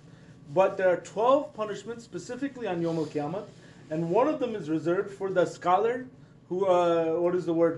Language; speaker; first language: English; native; English